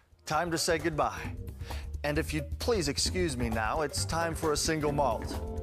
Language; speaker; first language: English; native; English